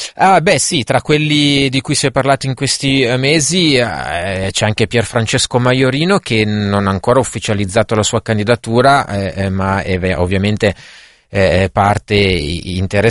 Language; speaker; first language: Italian; native; Italian